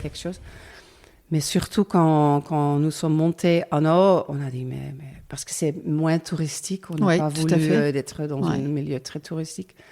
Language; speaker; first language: French; non-native, learner; Dutch